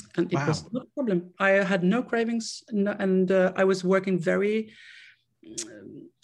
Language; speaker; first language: English; non-native, fluent; Swedish